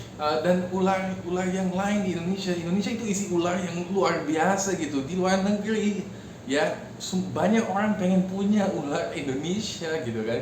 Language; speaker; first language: Indonesian; non-native, fluent; English